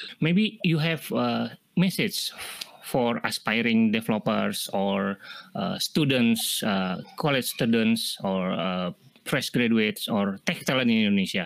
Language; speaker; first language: English; non-native, fluent; Indonesian